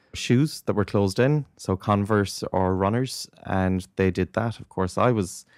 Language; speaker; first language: English; native; English